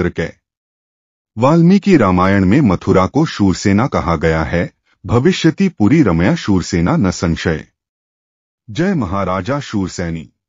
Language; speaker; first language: Hindi; native; Hindi